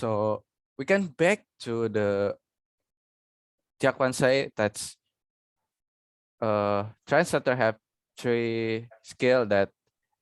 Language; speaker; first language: English; non-native, learner; Indonesian